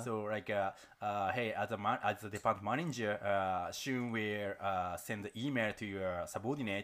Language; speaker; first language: English; non-native, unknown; Japanese